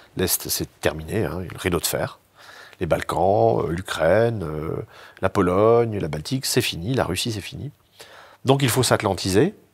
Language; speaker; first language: French; native; French